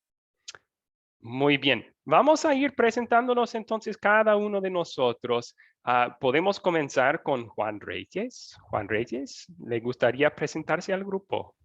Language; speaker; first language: Spanish; non-native, fluent; English